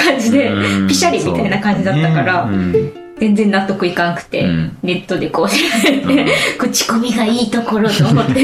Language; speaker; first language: Japanese; native; Japanese